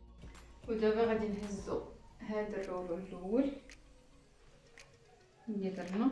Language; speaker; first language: Arabic; native; Arabic